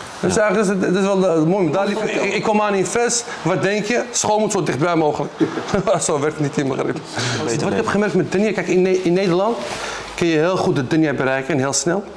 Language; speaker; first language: Dutch; early bilingual, other home language; Arabic